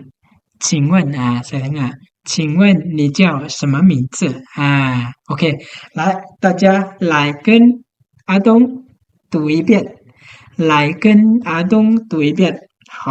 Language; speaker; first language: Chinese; non-native, fluent; Lao